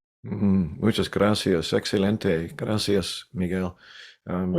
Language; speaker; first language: Spanish; non-native, learner; English